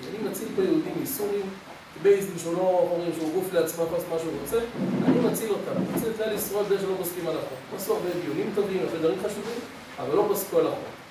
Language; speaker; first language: Hebrew; native; Hebrew